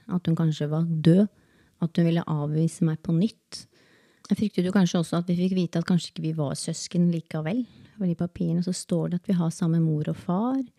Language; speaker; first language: Norwegian; early bilingual, other home language; Spanish